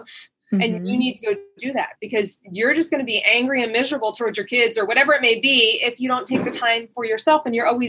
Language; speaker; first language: English; native; English